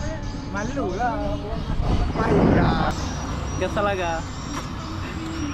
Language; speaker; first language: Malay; non-native, learner; Bangla